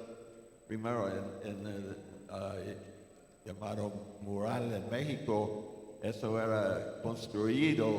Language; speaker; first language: Spanish; non-native, fluent; English